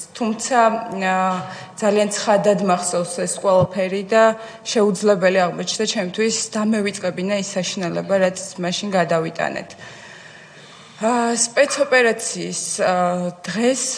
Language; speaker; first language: Georgian; native; Georgian